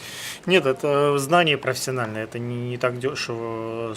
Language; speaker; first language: Russian; native; Russian